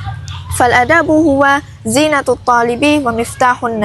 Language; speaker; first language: Arabic; non-native, learner; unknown